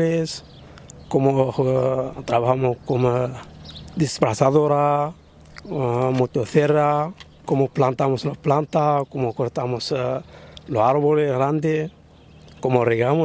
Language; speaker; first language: Spanish; non-native, learner; Arabic